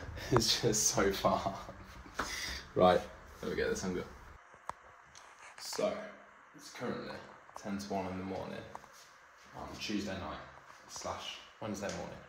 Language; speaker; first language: English; native; English